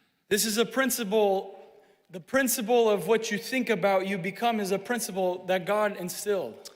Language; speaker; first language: English; native; English